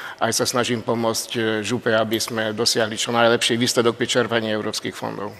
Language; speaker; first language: Slovak; non-native, local second language; Hungarian